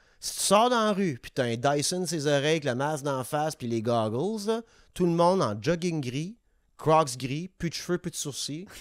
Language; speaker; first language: French; native; French